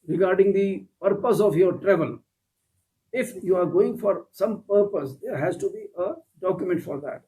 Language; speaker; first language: English; non-native, local second language; Kannada